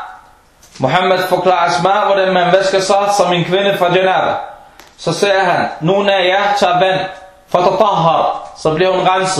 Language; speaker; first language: Danish; non-native, fluent; Arabic